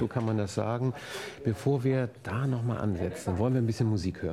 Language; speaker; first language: German; native; German